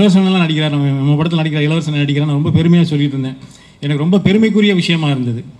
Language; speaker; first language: Tamil; native; Tamil